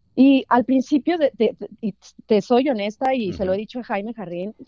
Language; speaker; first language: Spanish; native; Spanish